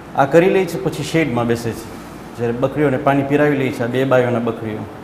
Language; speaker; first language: Gujarati; early bilingual, heritage; Gujarati